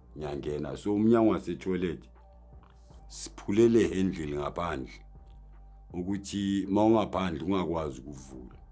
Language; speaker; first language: Zulu; native; Zulu